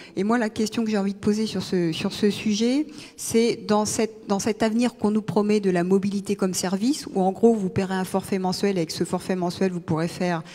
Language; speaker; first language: French; native; French